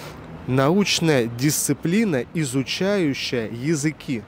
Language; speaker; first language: Russian; native; Russian